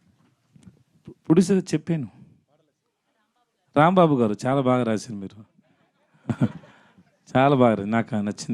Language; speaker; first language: Telugu; non-native, learner; Tamil